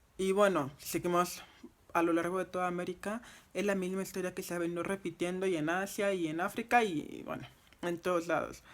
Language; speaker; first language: Spanish; non-native, fluent; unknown